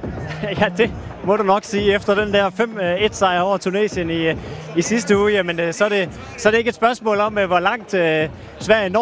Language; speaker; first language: Danish; native; Danish